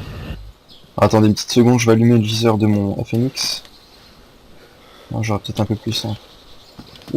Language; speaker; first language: French; native; French